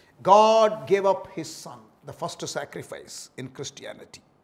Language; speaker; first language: English; non-native, local second language; Tamil